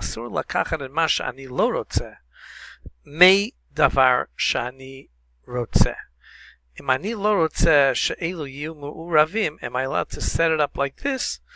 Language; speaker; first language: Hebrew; non-native, fluent; English